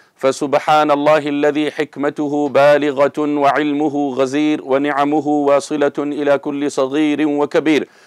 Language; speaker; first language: Arabic; non-native, fluent; English